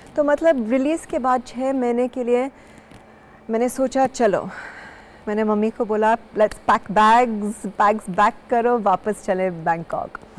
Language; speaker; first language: Hindi; non-native, fluent; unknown